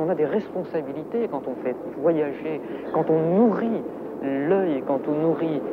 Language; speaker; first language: French; native; French